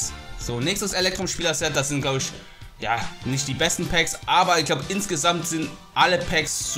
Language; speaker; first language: German; native; German